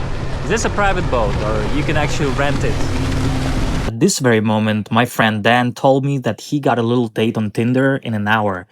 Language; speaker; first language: English; non-native, fluent; Russian